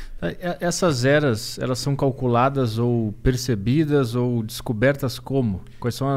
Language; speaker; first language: Portuguese; native; Portuguese